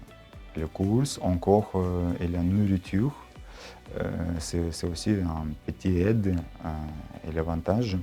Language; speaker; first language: French; non-native, learner; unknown